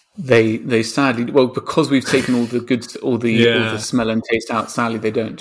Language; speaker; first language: English; native; English